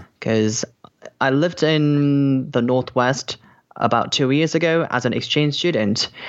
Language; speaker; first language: English; non-native, fluent; Korean